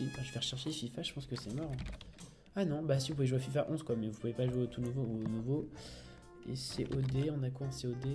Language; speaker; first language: French; native; French